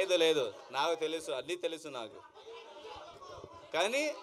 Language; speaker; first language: Telugu; non-native, local second language; Urdu